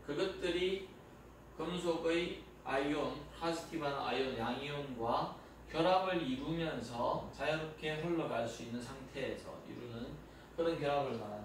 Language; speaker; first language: Korean; native; Korean